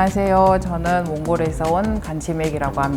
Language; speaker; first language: Korean; non-native, fluent; Mongolian